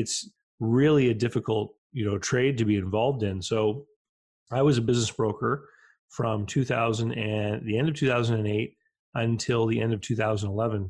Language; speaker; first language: English; native; English